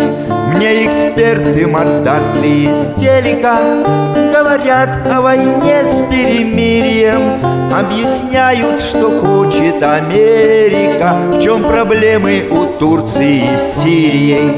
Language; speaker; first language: Russian; native; Russian